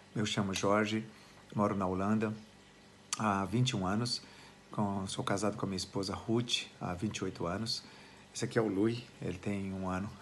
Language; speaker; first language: Portuguese; native; Portuguese